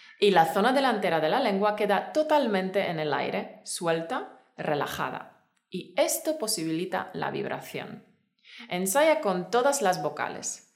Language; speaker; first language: Spanish; native; Spanish